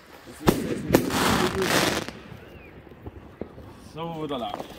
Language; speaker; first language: German; native; German